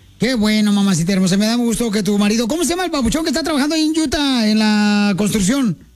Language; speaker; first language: Spanish; native; Spanish